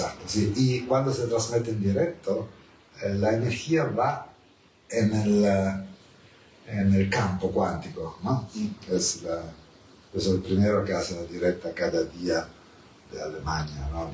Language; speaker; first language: Spanish; non-native, learner; Italian